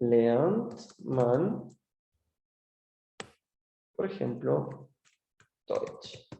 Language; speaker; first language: German; non-native, learner; Spanish